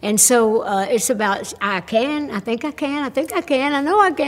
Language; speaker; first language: English; native; English